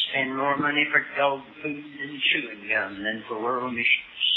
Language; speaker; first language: English; native; English